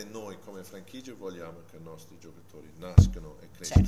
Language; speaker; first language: Italian; non-native, fluent; English